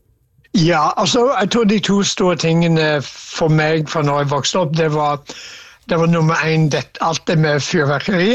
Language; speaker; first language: Norwegian; non-native, fluent; English